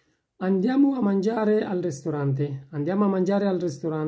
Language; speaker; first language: Italian; non-native, fluent; Persian